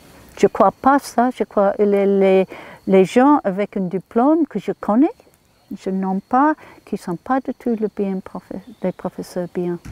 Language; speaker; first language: French; non-native, learner; English